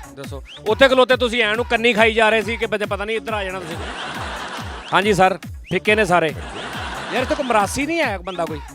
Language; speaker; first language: Punjabi; native; Punjabi